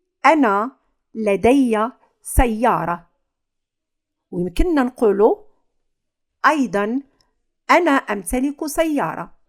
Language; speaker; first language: Arabic; native; Arabic